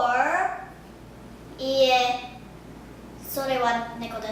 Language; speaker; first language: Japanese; non-native, learner; English